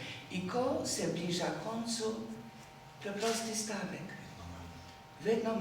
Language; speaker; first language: Slovenian; non-native, learner; Polish